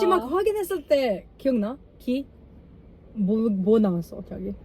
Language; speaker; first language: Korean; non-native, learner; English